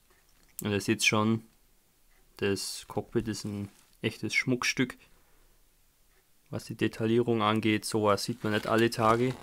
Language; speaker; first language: German; native; German